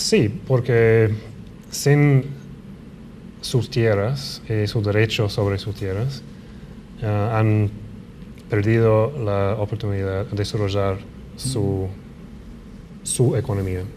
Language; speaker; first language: Spanish; non-native, fluent; English